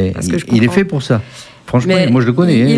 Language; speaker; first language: French; native; French